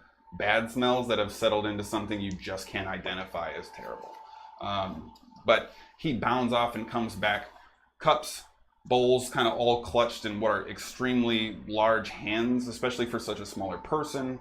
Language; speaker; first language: English; native; English